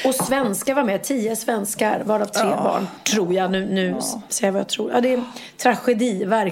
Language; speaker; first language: Swedish; native; Swedish